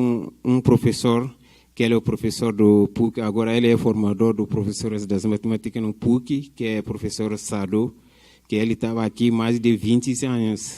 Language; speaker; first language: Portuguese; non-native, fluent; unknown